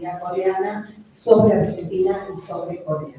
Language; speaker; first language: Spanish; native; Spanish